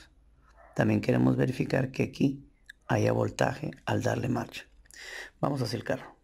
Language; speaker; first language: Spanish; native; Spanish